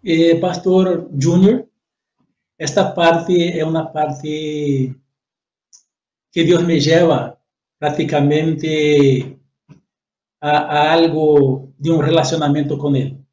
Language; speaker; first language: Spanish; non-native, fluent; Portuguese